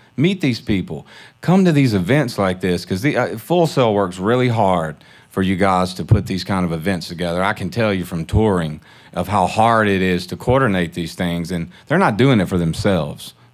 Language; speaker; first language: English; native; English